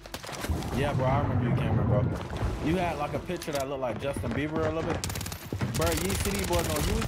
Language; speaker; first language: English; native; English